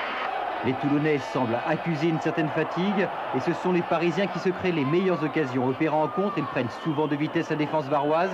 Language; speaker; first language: French; native; French